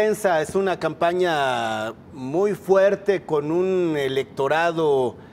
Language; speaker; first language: Spanish; native; Spanish